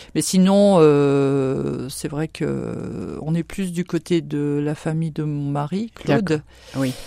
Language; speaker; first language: French; native; French